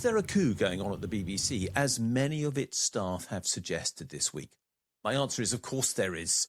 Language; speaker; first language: English; native; English